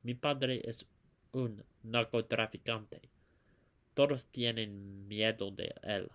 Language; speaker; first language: Spanish; non-native, learner; English